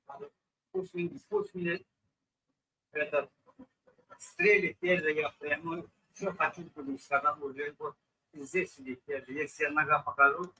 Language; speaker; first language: Russian; non-native, learner; Turkmen